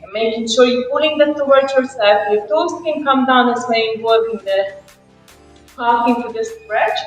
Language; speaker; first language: English; non-native, fluent; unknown